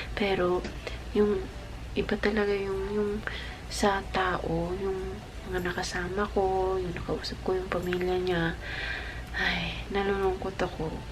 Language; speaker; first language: Filipino; non-native, local second language; Bikol